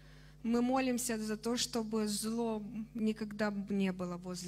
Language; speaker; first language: Russian; non-native, fluent; Romanian